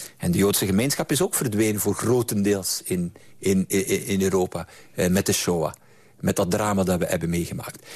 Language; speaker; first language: Dutch; native; Dutch